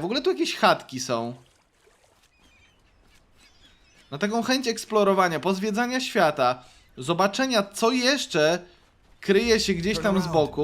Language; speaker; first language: Polish; native; Polish